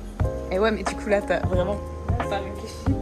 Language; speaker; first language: French; native; French